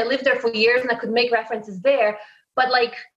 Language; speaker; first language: English; non-native, fluent; Polish